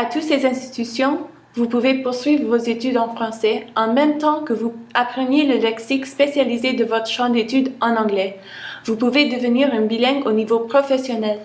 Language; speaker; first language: French; non-native, local second language; English